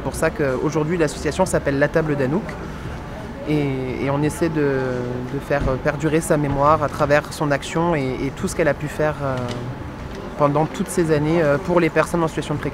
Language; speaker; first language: French; native; French